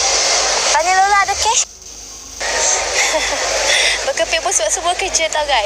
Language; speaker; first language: Indonesian; non-native, local second language; Malay